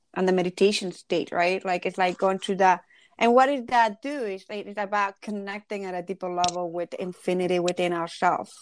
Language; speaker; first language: English; non-native, fluent; Spanish